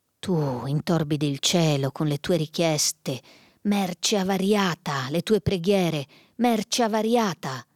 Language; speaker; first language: Italian; native; Italian